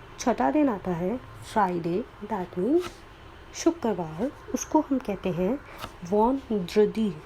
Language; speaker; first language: Hindi; native; Hindi